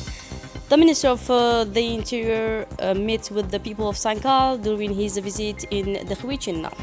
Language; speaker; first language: English; non-native, fluent; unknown